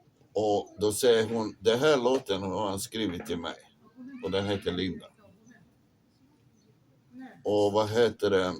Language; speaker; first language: Swedish; non-native, fluent; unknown